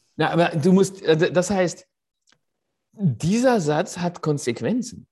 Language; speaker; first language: German; non-native, fluent; French